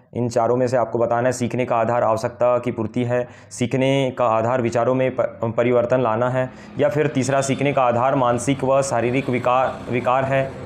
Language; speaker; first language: Hindi; native; Hindi